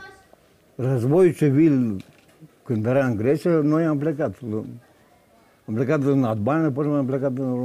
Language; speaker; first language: Romanian; non-native, fluent; Greek